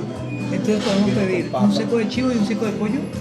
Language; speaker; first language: Spanish; native; Spanish